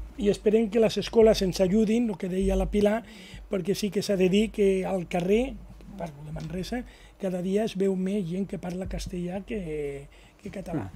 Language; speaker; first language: Catalan; native; Catalan